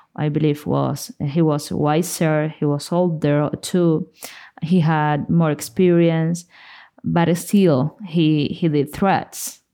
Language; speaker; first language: English; non-native, fluent; Spanish